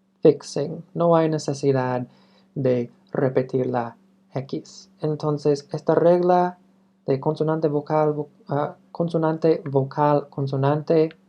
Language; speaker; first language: Spanish; non-native, fluent; English